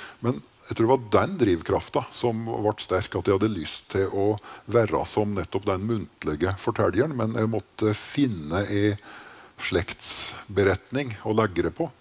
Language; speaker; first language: Norwegian; native; Norwegian